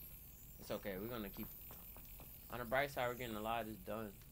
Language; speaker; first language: English; native; English